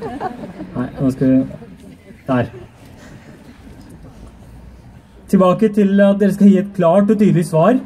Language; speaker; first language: Norwegian; early bilingual, other home language; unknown